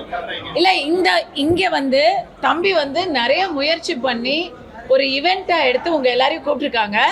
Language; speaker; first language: Tamil; native; Tamil